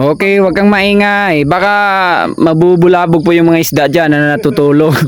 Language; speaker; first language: Filipino; non-native, local second language; Cebuano